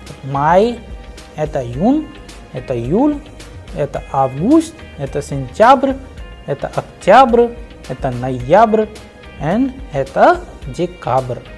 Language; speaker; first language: Russian; non-native, fluent; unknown